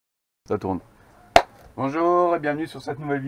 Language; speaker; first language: French; native; French